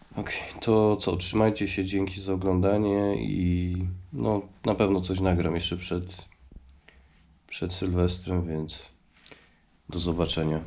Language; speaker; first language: Polish; native; Polish